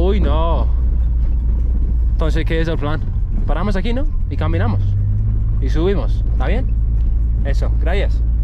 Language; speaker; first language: Spanish; non-native, fluent; English